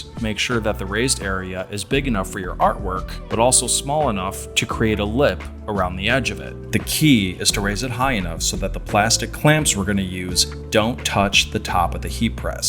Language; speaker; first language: English; native; English